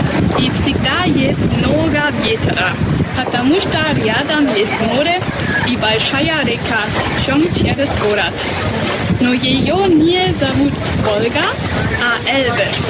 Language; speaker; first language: Russian; non-native, learner; German